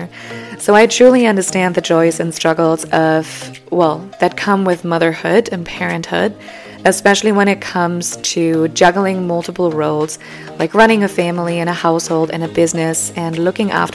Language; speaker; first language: English; non-native, fluent; German